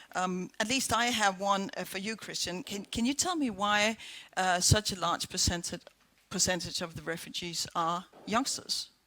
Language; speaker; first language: English; non-native, fluent; Danish